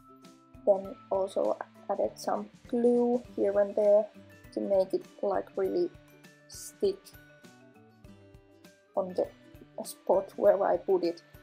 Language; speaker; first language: English; non-native, fluent; Finnish